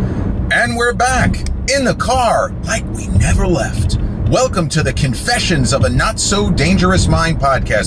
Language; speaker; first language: English; native; English